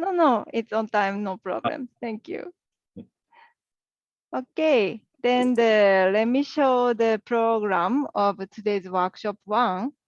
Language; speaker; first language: English; non-native, learner; Japanese